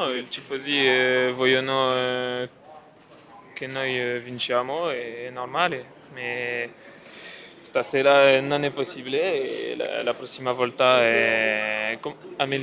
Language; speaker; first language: Italian; non-native, learner; French